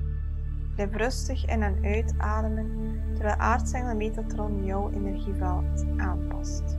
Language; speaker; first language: Dutch; native; Dutch